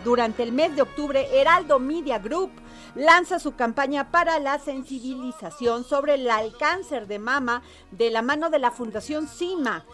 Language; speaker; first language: Spanish; native; Spanish